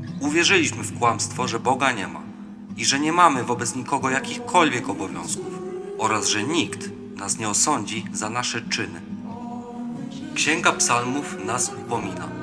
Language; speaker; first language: Polish; native; Polish